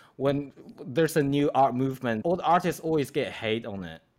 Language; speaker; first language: English; non-native, fluent; Chinese